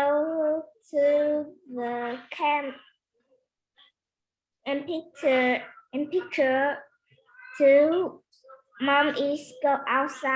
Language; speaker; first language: English; non-native, learner; Vietnamese